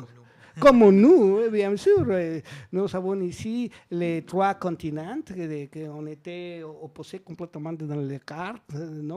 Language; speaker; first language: French; non-native, learner; Spanish